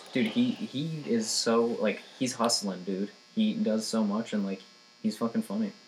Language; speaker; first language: English; native; English